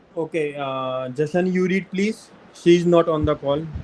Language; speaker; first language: English; non-native, local second language; Hindi